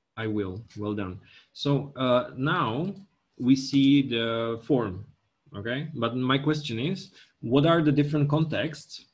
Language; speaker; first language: English; non-native, fluent; Czech